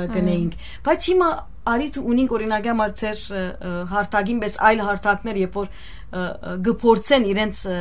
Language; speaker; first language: Armenian; early bilingual, heritage; Armenian